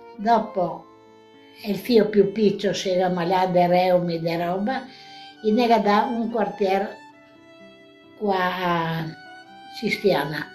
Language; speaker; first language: Italian; non-native, local second language; Venetian